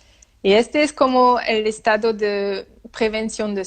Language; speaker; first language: Spanish; non-native, learner; French